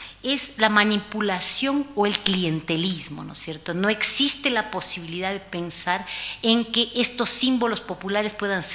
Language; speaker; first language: Spanish; native; Spanish